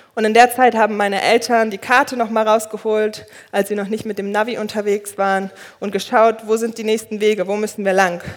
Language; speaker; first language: German; early bilingual, other home language; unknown